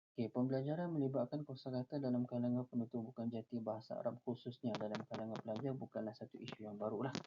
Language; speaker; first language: Malay; native; Malay